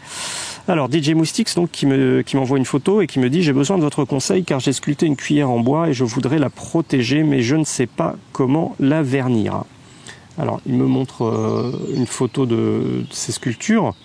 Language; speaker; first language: French; native; French